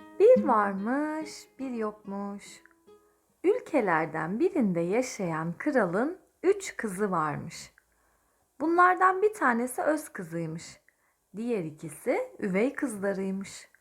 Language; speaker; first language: Turkish; native; Turkish